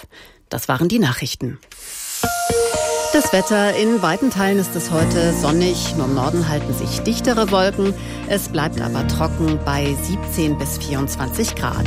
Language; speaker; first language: German; native; German